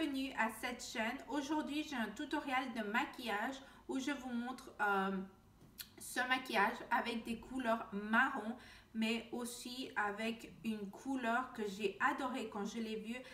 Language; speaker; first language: French; non-native, learner; Spanish